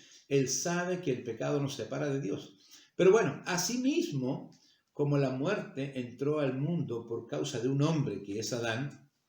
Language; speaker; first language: Spanish; native; Spanish